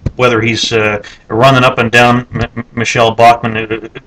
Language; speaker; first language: English; native; English